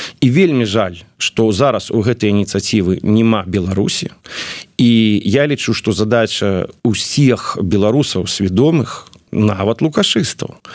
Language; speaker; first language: Belarusian; non-native, local second language; Russian